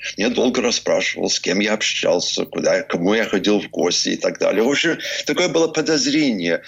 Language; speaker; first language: Russian; early bilingual, heritage; English